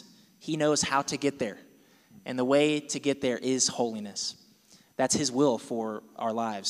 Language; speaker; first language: English; native; English